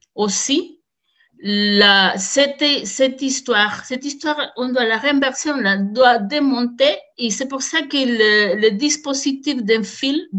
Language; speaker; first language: French; non-native, fluent; Spanish